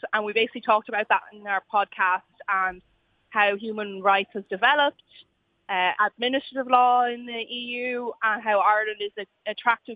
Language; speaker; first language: English; native; English